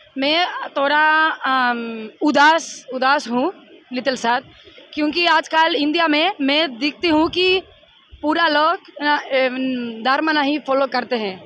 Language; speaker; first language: Hindi; non-native, learner; Spanish